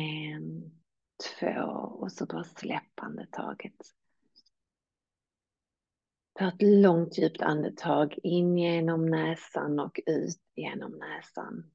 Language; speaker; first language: Swedish; native; Swedish